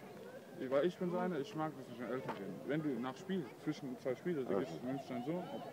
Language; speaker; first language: German; native; German